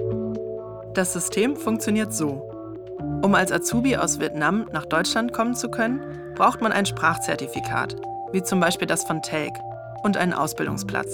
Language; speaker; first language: German; native; German